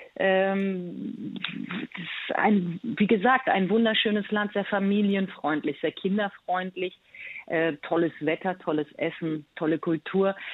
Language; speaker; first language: German; early bilingual, other home language; Persian